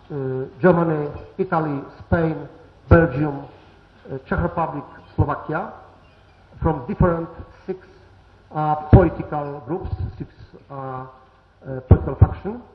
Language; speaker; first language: English; non-native, learner; Polish